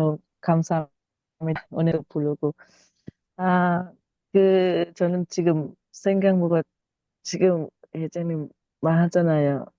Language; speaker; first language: Korean; non-native, learner; Thai